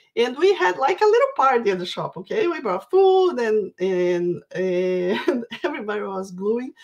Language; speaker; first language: English; non-native, fluent; Portuguese